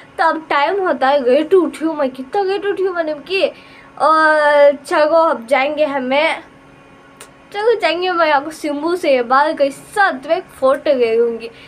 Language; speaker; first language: Hindi; non-native, local second language; Urdu